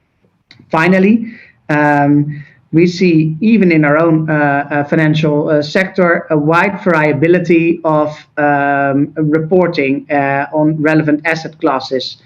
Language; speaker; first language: English; non-native, fluent; Dutch